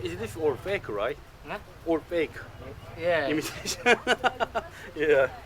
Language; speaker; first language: English; non-native, learner; Korean